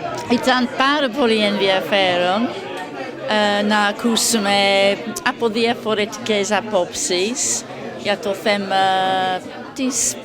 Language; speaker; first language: Greek; non-native, learner; English